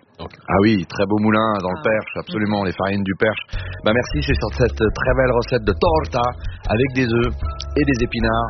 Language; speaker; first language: French; native; French